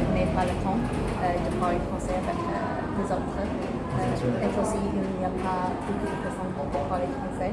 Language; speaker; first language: French; non-native, learner; English